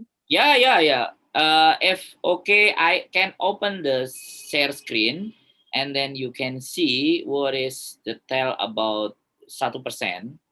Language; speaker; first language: English; non-native, learner; Indonesian